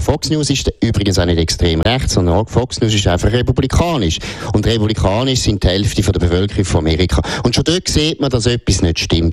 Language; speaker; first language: German; native; German